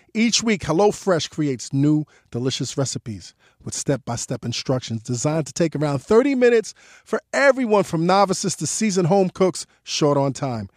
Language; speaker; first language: English; early bilingual, other home language; Haitian Creole